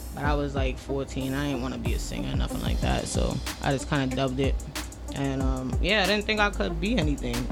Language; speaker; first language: English; native; English